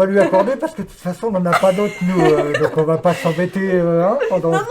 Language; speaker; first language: French; native; French